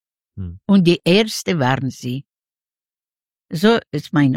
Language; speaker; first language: German; non-native, learner; Yiddish